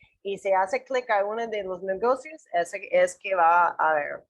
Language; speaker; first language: Spanish; non-native, learner; English